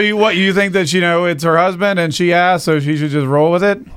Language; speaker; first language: English; native; English